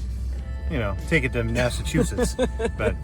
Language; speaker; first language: English; native; English